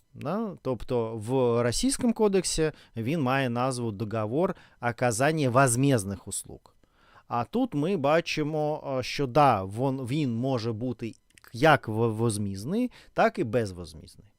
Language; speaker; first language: Ukrainian; non-native, learner; Russian